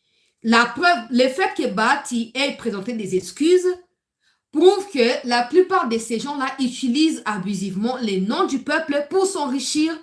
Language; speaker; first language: French; non-native, local second language; Lingala